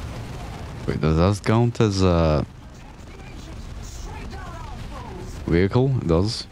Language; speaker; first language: English; native; English